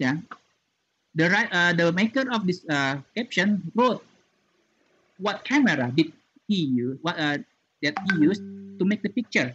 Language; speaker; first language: English; non-native, fluent; Indonesian